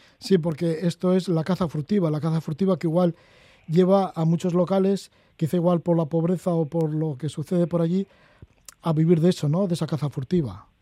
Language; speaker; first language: Spanish; native; Spanish